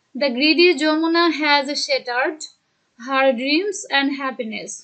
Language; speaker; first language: English; non-native, local second language; Bangla